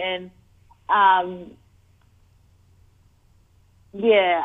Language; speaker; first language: English; non-native, local second language; Cebuano